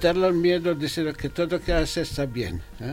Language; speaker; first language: Spanish; non-native, fluent; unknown